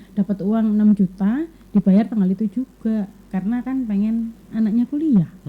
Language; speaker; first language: Indonesian; non-native, local second language; Javanese